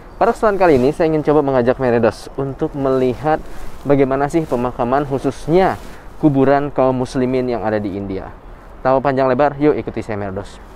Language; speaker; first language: Indonesian; native; Indonesian